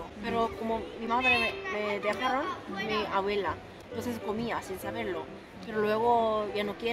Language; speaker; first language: Spanish; non-native, fluent; Korean